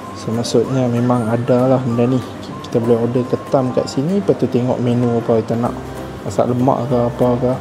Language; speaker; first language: Malay; native; Malay